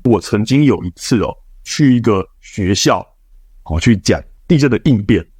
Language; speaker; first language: Chinese; native; Chinese